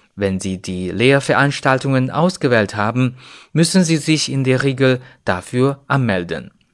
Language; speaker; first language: German; non-native, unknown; Chinese